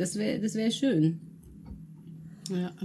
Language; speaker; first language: German; early bilingual, other home language; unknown